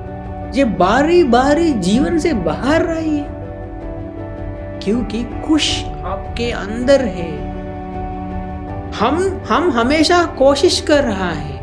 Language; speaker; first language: Hindi; non-native, fluent; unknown